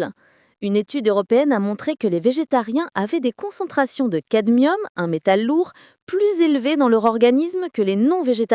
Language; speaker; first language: French; native; French